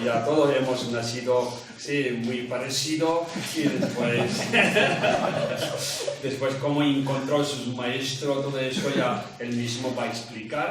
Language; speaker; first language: Spanish; non-native, learner; Tibetan